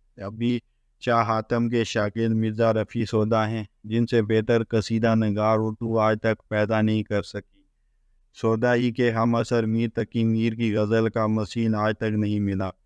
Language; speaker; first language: Urdu; native; Urdu